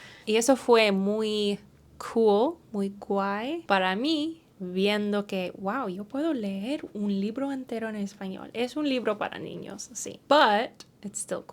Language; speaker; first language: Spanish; early bilingual, heritage; English